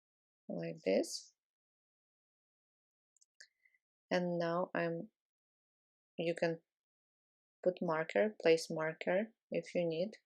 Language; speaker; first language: English; non-native, fluent; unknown